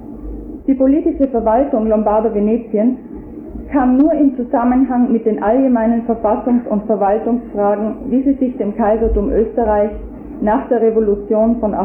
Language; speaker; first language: German; native; German